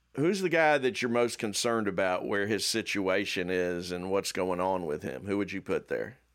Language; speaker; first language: English; native; English